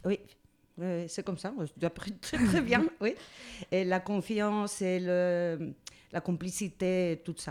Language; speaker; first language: French; non-native, learner; Spanish